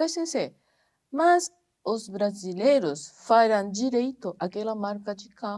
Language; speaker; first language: Portuguese; non-native, fluent; Japanese